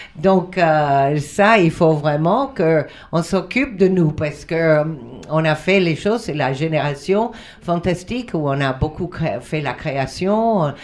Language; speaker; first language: French; non-native, fluent; Spanish